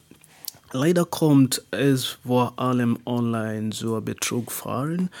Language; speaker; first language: German; non-native, learner; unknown